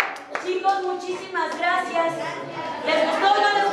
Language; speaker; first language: Spanish; native; Spanish